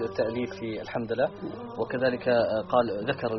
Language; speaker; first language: Arabic; native; Arabic